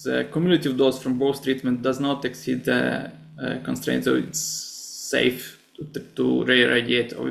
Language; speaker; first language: English; non-native, fluent; Ukrainian